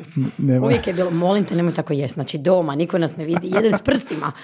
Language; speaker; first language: Croatian; native; Croatian